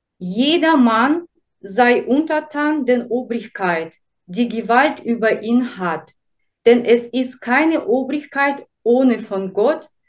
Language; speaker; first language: German; non-native, fluent; Russian